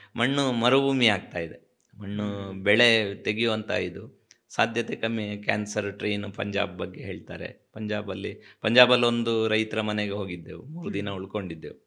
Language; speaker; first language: Kannada; non-native, local second language; Tulu